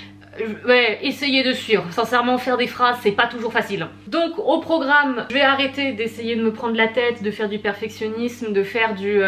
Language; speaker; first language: French; native; French